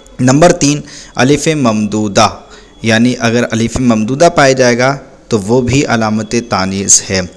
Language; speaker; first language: Urdu; native; Urdu